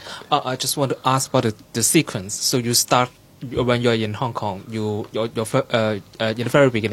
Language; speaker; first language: English; non-native, local second language; Cantonese